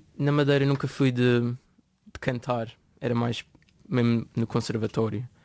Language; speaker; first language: Portuguese; native; Portuguese